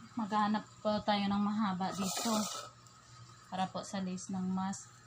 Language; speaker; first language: Filipino; non-native, local second language; Cebuano